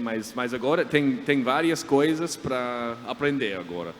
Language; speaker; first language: Portuguese; non-native, fluent; English